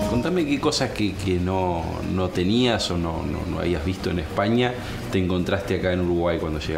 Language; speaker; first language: Spanish; native; Spanish